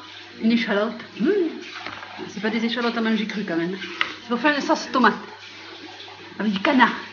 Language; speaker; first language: French; native; French